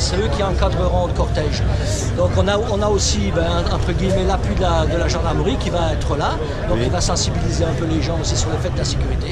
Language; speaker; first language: French; native; French